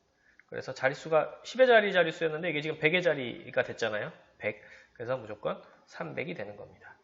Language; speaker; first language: Korean; native; Korean